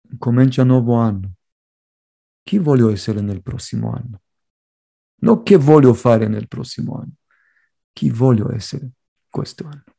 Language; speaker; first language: Italian; non-native, fluent; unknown